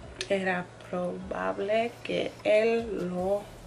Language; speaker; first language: Spanish; non-native, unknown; English